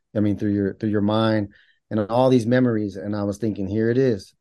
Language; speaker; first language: English; native; English